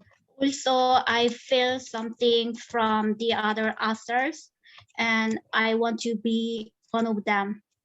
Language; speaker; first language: English; non-native, fluent; Korean